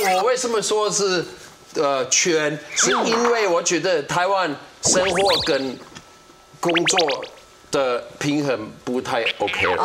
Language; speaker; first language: Chinese; non-native, fluent; German